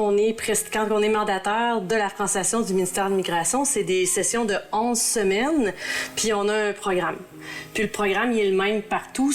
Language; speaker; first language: French; native; French